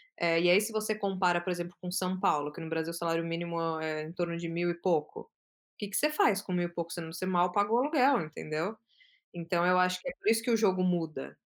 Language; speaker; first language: Portuguese; native; Portuguese